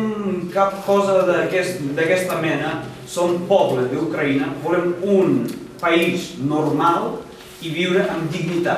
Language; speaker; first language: Catalan; non-native, fluent; Ukrainian